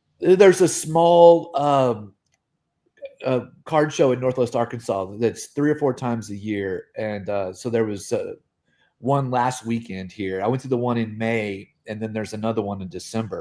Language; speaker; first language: English; native; English